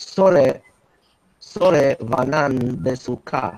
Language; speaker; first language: English; non-native, learner; Portuguese